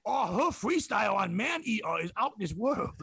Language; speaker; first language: English; native; English